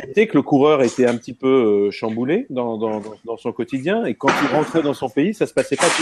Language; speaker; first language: French; native; French